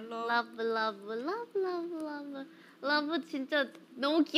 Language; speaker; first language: Korean; non-native, fluent; Thai